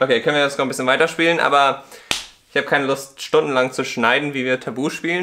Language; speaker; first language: German; native; German